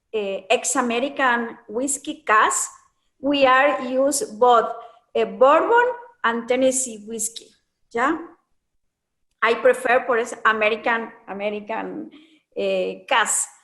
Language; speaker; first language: English; non-native, learner; Spanish